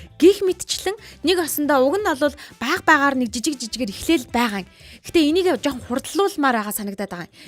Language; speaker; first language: Mongolian; native; Mongolian